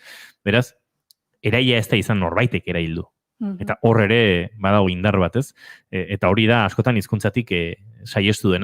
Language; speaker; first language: Basque; native; Basque